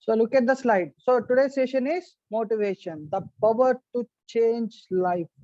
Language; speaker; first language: English; non-native, local second language; Telugu